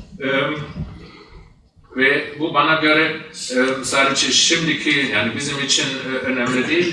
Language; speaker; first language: Turkish; non-native, fluent; German